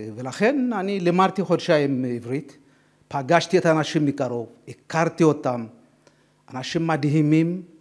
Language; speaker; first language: Hebrew; non-native, fluent; Amharic